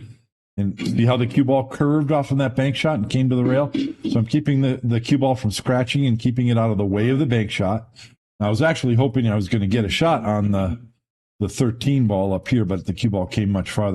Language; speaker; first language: English; native; English